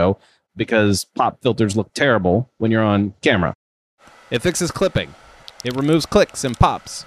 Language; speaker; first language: English; native; English